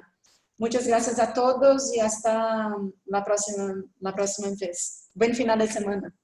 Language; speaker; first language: Spanish; non-native, fluent; Portuguese